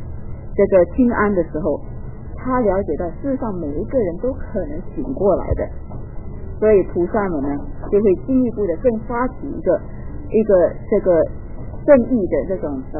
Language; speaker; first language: Chinese; native; Chinese